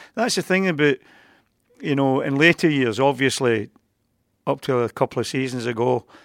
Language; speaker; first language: English; native; English